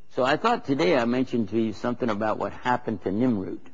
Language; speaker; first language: English; native; English